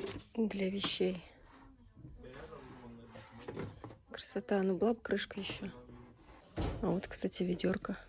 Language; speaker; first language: Russian; native; Russian